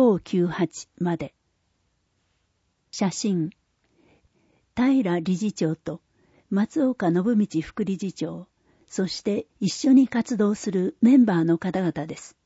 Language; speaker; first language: Japanese; native; Japanese